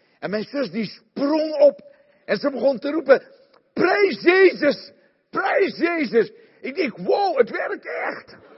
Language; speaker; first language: Dutch; native; Dutch